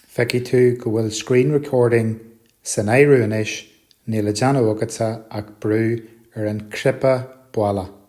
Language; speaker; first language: Irish; non-native, local second language; English